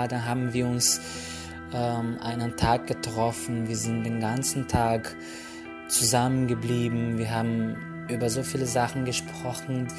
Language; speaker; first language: German; non-native, fluent; Portuguese